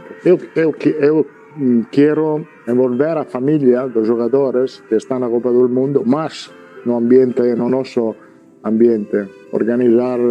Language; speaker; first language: Portuguese; non-native, learner; Italian